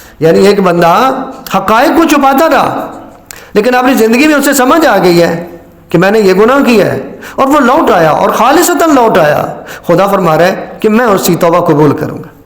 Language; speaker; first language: Urdu; non-native, local second language; Punjabi